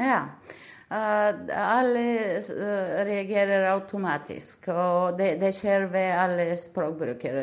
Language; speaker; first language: Norwegian; non-native, fluent; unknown